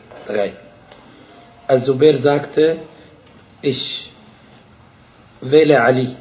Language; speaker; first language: German; non-native, fluent; Arabic